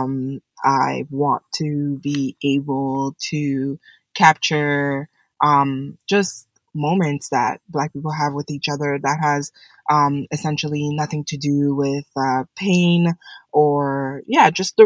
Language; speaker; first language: English; native; English